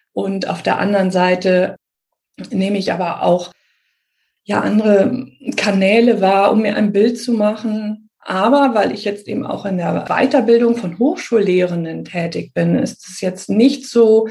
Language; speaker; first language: German; native; German